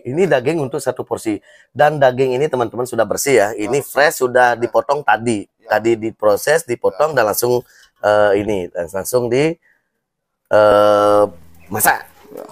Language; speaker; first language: Indonesian; non-native, local second language; Balinese